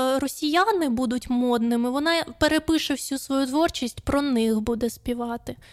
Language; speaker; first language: Ukrainian; non-native, local second language; Russian